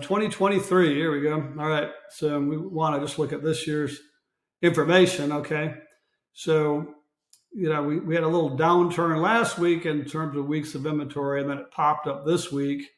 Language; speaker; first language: English; native; English